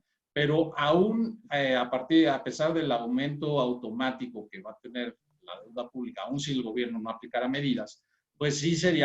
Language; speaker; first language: Spanish; native; Spanish